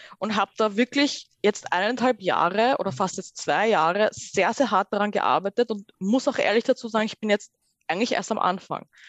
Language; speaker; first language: German; early bilingual, other home language; Persian